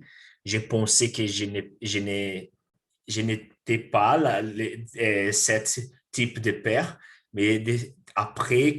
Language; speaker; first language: French; non-native, learner; Portuguese